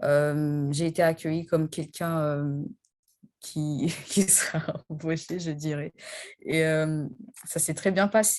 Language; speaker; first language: French; non-native, local second language; Rundi